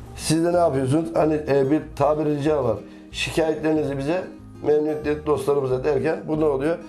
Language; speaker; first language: Turkish; native; Turkish